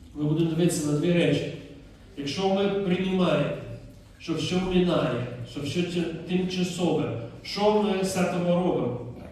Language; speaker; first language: Ukrainian; non-native, fluent; Dutch